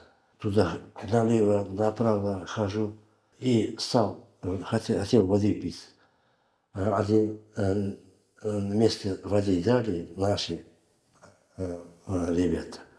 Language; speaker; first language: Russian; non-native, learner; Uzbek